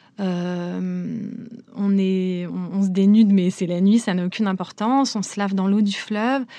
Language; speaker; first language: French; native; French